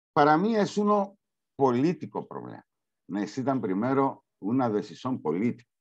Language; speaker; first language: Spanish; non-native, learner; Greek